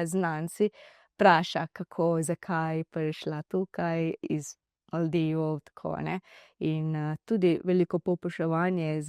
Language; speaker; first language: Slovenian; non-native, learner; Divehi